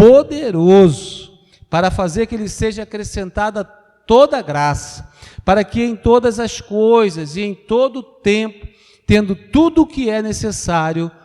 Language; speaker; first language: Portuguese; native; Portuguese